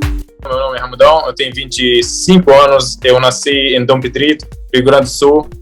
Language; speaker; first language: Portuguese; early bilingual, heritage; Arabic